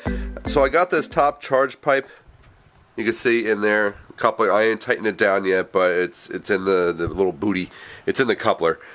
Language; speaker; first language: English; native; English